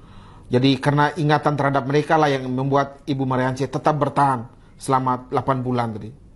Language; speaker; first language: Indonesian; native; Indonesian